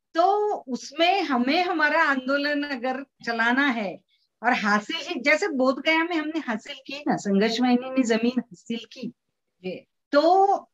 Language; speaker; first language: Hindi; non-native, local second language; Marathi